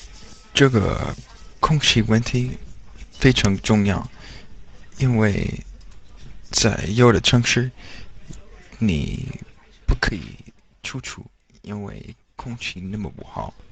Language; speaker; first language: Chinese; non-native, learner; English